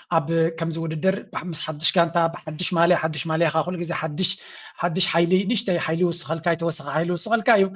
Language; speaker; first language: Tigrinya; native; Tigrinya